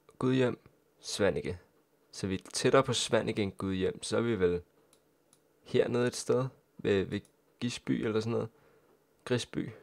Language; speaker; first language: Danish; native; Danish